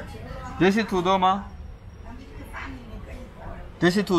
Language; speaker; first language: Chinese; non-native, learner; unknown